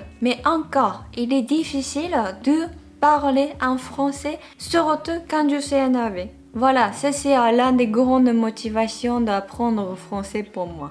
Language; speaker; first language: French; non-native, fluent; Japanese